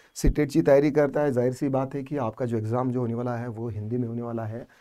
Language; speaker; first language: Hindi; non-native, local second language; Marathi